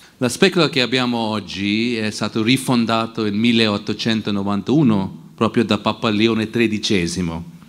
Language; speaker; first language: Italian; non-native, fluent; English